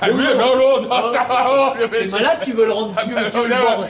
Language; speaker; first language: French; native; French